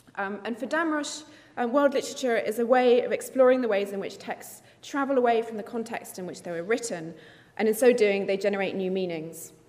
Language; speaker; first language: English; native; English